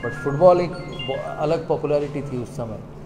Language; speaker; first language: Hindi; non-native, local second language; Bangla